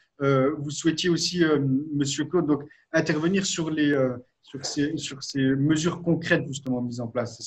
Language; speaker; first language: French; native; French